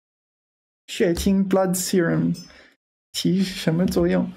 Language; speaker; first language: Chinese; non-native, learner; English